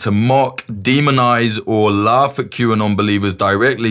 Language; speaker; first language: English; native; English